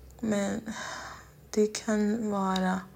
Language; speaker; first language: Swedish; non-native, local second language; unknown